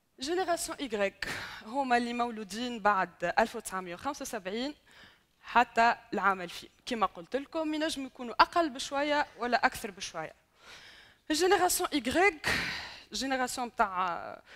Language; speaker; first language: Arabic; native; Arabic